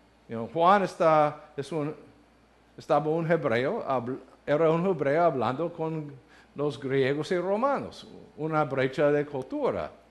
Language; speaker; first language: Spanish; non-native, learner; English